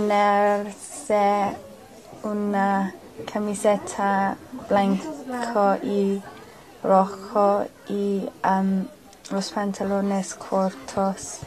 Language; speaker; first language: Spanish; non-native, learner; English